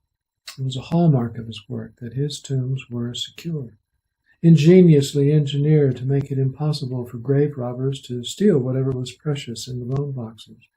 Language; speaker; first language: English; native; English